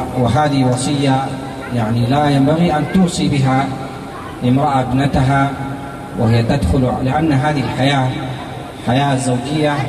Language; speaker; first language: Arabic; native; Arabic